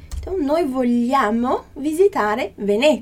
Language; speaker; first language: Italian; non-native, fluent; Portuguese